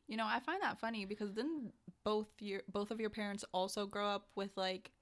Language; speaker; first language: English; early bilingual, other home language; Portuguese